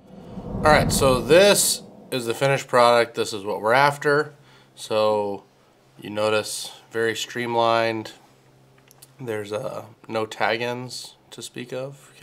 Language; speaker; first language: English; native; English